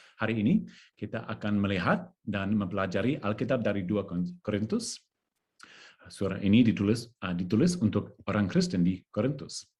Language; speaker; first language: Indonesian; non-native, learner; English